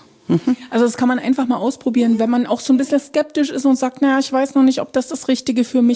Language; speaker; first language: German; native; German